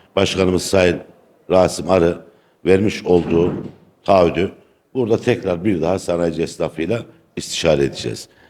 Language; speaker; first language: Turkish; native; Turkish